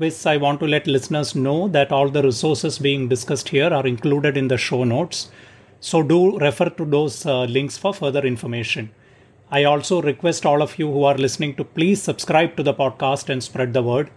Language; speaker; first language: English; non-native, local second language; Malayalam